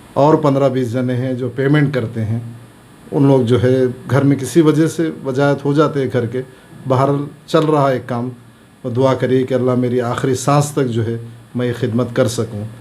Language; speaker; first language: Urdu; native; Urdu